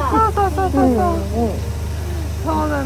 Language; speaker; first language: Japanese; native; Japanese